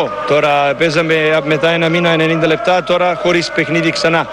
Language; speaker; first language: Greek; non-native, learner; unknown